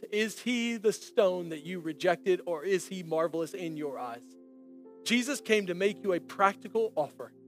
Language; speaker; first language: English; native; English